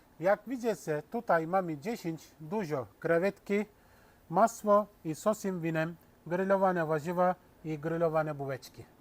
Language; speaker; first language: Polish; non-native, learner; Turkish